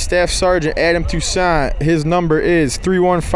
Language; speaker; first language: English; native; English